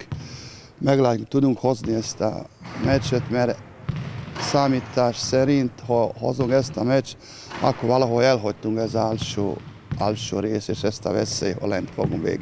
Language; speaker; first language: Hungarian; non-native, learner; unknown